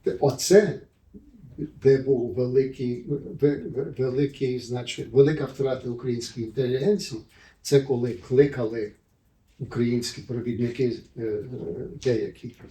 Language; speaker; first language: Ukrainian; early bilingual, heritage; Ukrainian